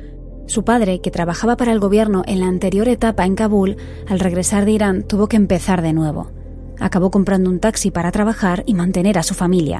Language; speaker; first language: Spanish; native; Spanish